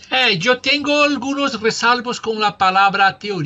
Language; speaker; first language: Spanish; non-native, fluent; Portuguese